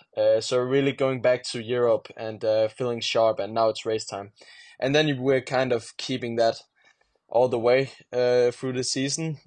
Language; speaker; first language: English; non-native, fluent; Danish